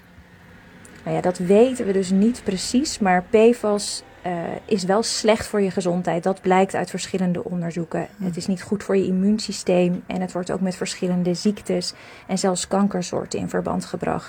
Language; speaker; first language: Dutch; native; Dutch